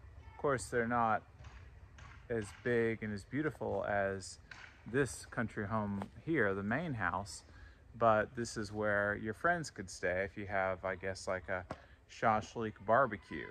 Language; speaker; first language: English; native; English